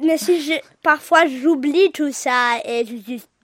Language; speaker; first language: French; early bilingual, heritage; English